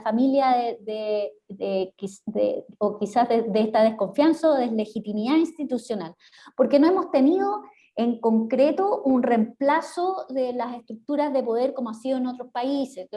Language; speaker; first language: Spanish; native; Spanish